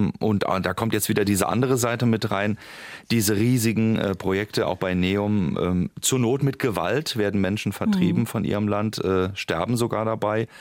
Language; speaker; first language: German; native; German